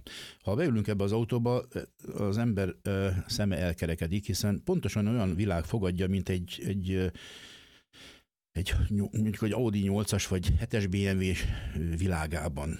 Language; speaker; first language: Hungarian; native; Hungarian